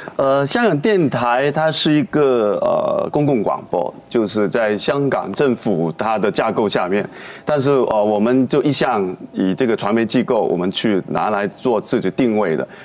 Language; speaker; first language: Chinese; non-native, local second language; Cantonese